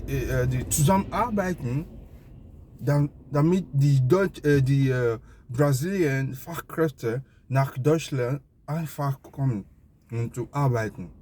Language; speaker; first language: German; non-native, learner; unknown